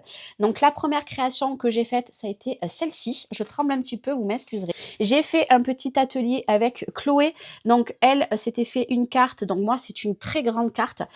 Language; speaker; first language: French; native; French